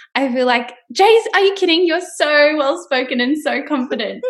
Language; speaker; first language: English; native; English